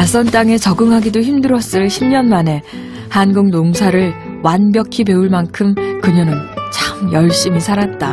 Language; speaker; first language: Korean; native; Korean